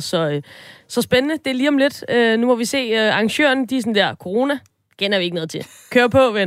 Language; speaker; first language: Danish; native; Danish